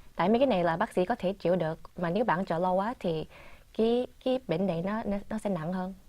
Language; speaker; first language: Vietnamese; early bilingual, other home language; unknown